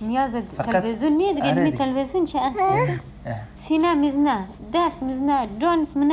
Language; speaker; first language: Persian; native; Persian